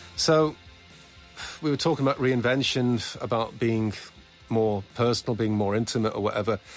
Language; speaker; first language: English; native; English